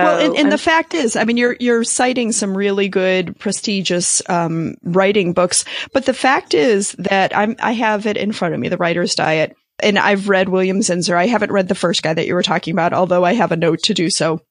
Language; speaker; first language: English; native; English